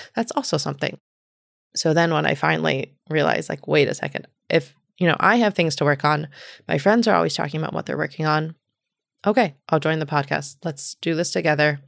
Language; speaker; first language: English; native; English